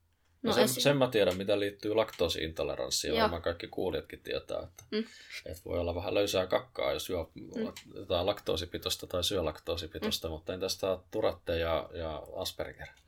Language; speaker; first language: Finnish; native; Finnish